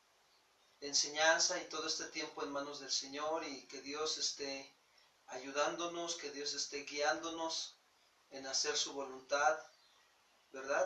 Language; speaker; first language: Spanish; native; Spanish